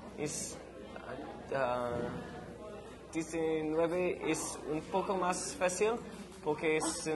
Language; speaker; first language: Spanish; non-native, learner; English